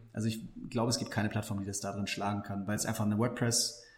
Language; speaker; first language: German; native; German